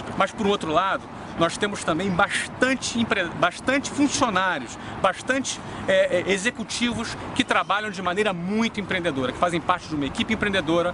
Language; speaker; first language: Portuguese; native; Portuguese